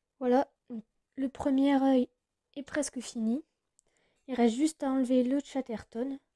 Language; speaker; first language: French; native; French